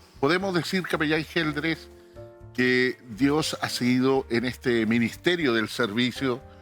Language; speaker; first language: Spanish; native; Spanish